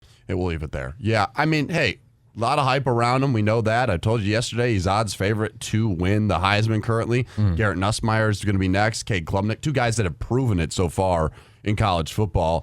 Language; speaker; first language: English; native; English